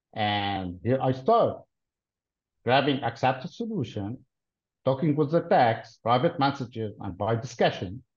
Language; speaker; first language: English; non-native, fluent; Arabic